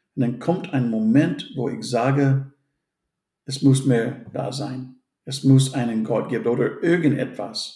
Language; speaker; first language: German; non-native, fluent; English